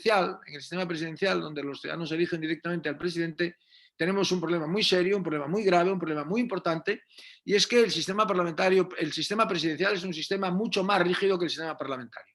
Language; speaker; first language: Spanish; native; Spanish